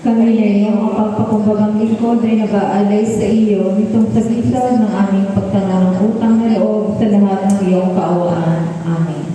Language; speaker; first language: Filipino; native; Filipino